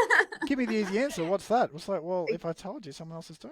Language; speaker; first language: English; native; English